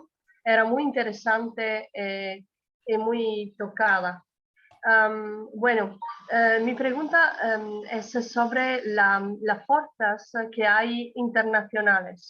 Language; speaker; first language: Spanish; non-native, learner; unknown